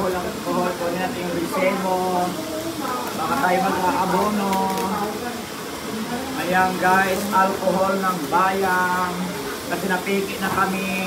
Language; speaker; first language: Filipino; native; Filipino